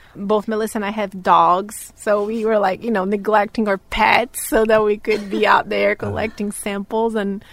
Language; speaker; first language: English; non-native, fluent; Portuguese